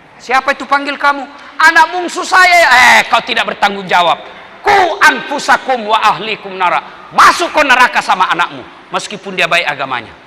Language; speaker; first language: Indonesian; non-native, local second language; Buginese